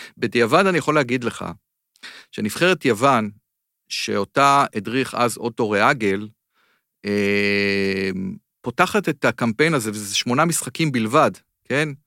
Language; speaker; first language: Hebrew; native; Hebrew